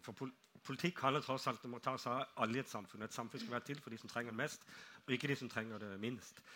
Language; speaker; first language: Norwegian; native; Norwegian